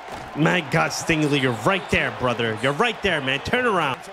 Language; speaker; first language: English; native; English